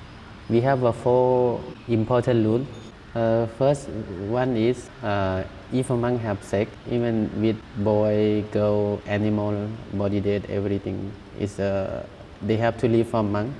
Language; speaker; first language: English; non-native, learner; Thai